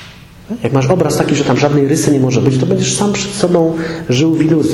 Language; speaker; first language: Polish; native; Polish